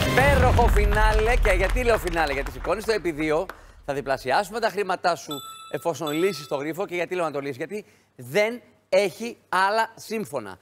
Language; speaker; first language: Greek; native; Greek